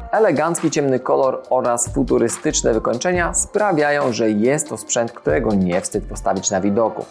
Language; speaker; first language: Polish; native; Polish